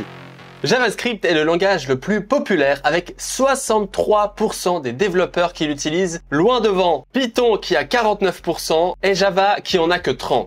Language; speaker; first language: French; native; French